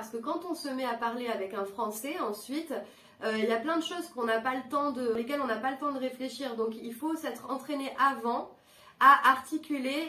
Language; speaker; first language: French; native; French